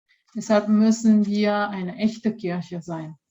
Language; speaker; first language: German; non-native, fluent; Indonesian